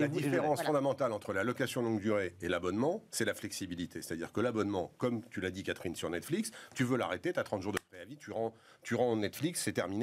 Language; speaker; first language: French; native; French